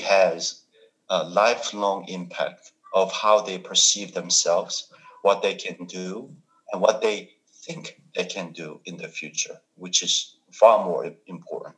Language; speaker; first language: English; non-native, fluent; Korean